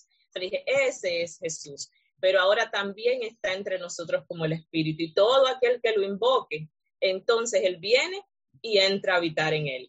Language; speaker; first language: Spanish; native; Spanish